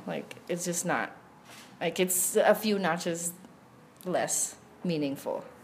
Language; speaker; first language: English; early bilingual, other home language; Spanish